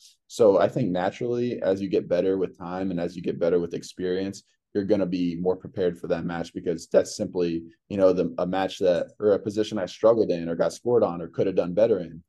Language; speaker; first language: English; native; English